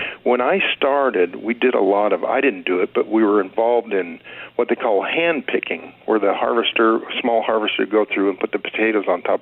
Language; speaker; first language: English; native; English